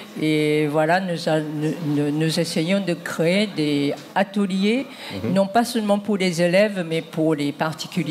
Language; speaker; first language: French; non-native, fluent; Japanese